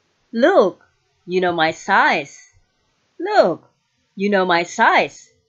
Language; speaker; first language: English; non-native, fluent; Indonesian